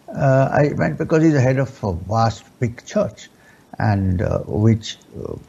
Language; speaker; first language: English; non-native, local second language; Urdu